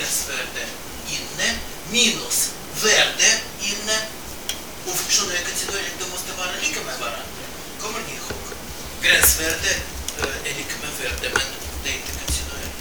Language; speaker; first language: Swedish; non-native, fluent; Russian